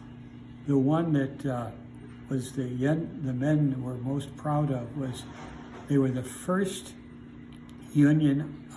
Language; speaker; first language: English; native; English